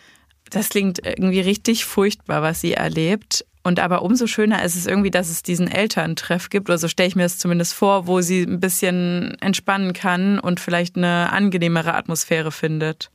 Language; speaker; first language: German; native; German